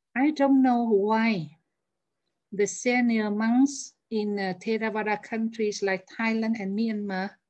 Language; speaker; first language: English; non-native, fluent; Vietnamese